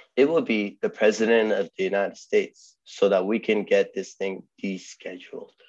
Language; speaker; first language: English; early bilingual, other home language; Persian